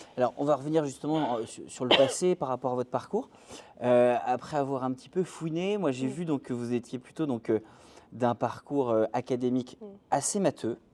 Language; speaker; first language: French; native; French